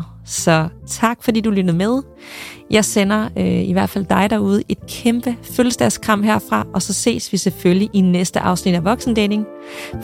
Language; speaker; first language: Danish; native; Danish